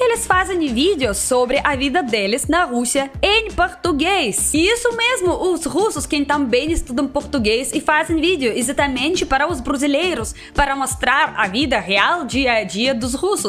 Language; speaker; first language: Portuguese; non-native, learner; Russian